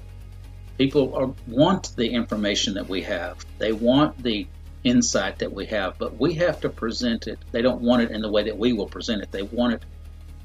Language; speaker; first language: English; native; English